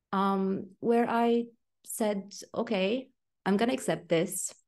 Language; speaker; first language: English; non-native, fluent; Romanian